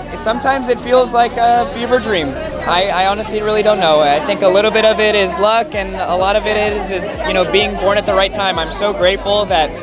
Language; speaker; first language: English; native; English